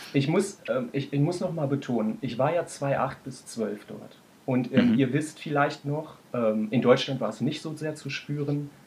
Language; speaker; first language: German; native; German